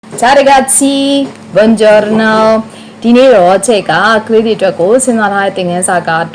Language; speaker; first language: Italian; non-native, fluent; Burmese